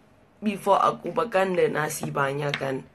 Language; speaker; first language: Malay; non-native, learner; Thai